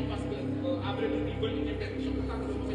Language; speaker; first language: French; non-native, local second language; Wolof